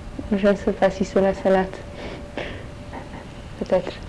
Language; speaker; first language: French; non-native, learner; Polish